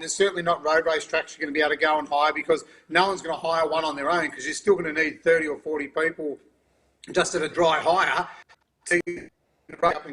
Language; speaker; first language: English; native; English